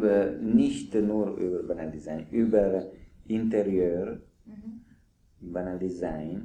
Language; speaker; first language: German; non-native, fluent; Italian